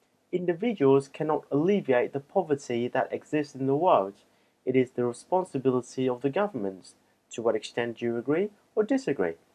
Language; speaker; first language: English; non-native, fluent; Vietnamese